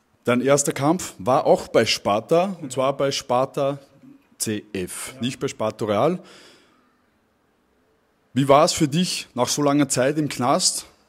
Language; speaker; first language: German; native; German